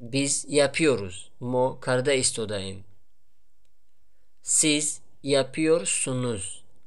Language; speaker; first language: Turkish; non-native, fluent; Tajik